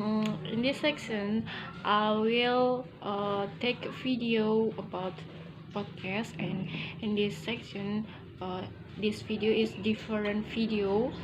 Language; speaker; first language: English; non-native, learner; Indonesian